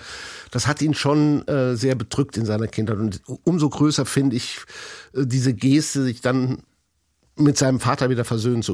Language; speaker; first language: German; native; German